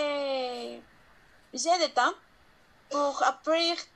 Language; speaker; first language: French; non-native, learner; Spanish